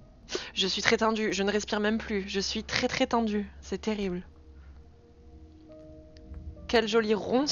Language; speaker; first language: French; native; French